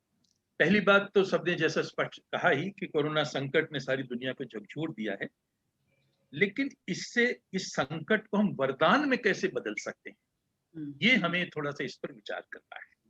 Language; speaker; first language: Hindi; native; Hindi